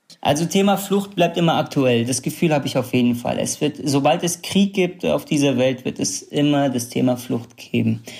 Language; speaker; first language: German; early bilingual, other home language; Kurdish